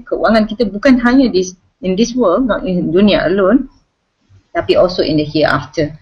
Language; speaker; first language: English; non-native, local second language; Malay